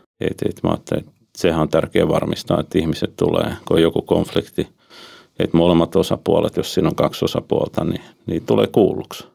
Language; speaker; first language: Finnish; native; Finnish